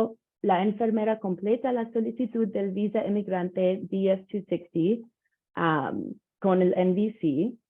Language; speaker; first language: Spanish; non-native, learner; English